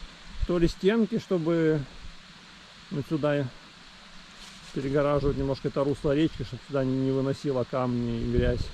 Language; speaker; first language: Russian; native; Russian